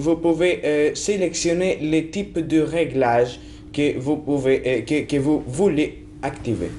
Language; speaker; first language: French; non-native, learner; Italian